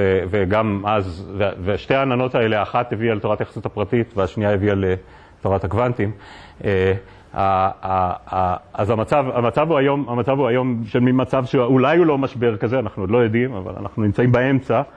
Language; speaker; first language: Hebrew; native; Hebrew